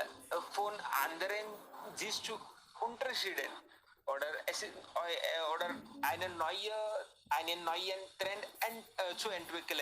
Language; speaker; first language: German; non-native, learner; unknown